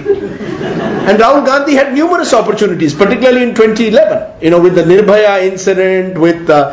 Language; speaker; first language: English; non-native, local second language; Marathi